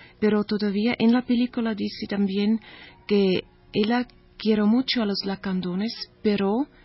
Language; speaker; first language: Spanish; non-native, learner; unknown